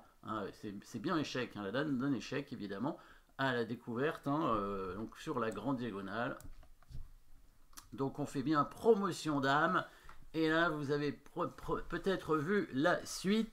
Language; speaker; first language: French; native; French